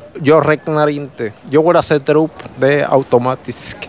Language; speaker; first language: Swedish; early bilingual, other home language; Spanish